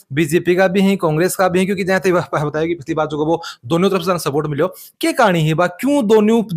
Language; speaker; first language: Hindi; native; Hindi